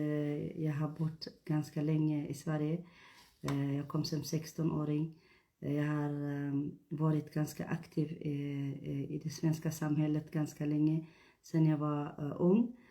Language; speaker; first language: Swedish; non-native, fluent; Tigrinya